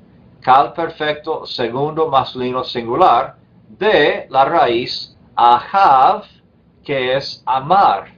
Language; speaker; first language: Spanish; non-native, fluent; English